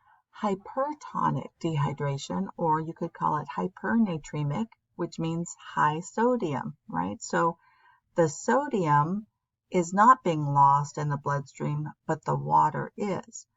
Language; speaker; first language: English; native; English